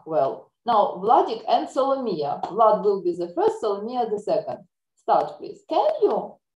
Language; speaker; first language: English; non-native, fluent; Ukrainian